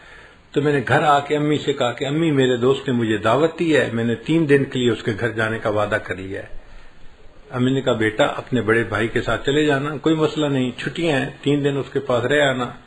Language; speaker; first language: Urdu; native; Urdu